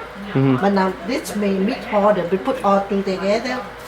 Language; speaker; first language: English; non-native, learner; Vietnamese